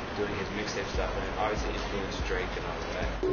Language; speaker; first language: English; native; English